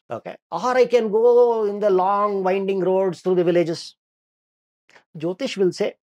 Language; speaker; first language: English; non-native, local second language; Kannada